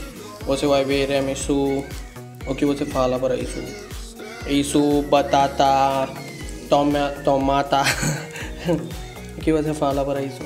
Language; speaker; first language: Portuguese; non-native, learner; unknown